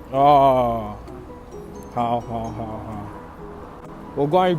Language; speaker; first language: Chinese; non-native, learner; English